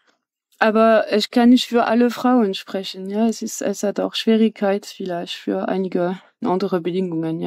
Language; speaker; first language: German; non-native, fluent; French